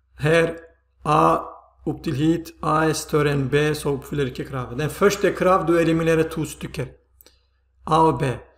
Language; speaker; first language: Swedish; non-native, fluent; Turkish